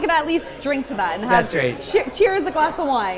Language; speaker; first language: English; native; English